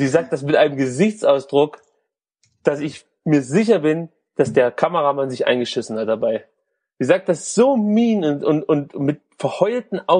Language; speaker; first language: German; native; German